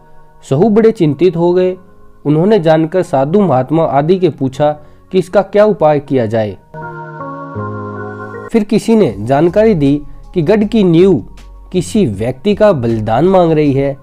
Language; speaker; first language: Hindi; native; Hindi